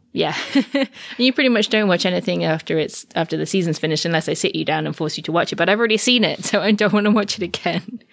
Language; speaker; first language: English; native; English